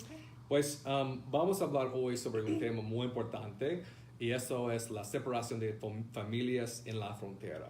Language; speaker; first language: Spanish; non-native, fluent; English